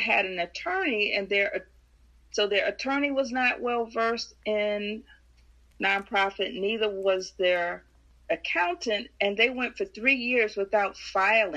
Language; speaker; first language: English; native; English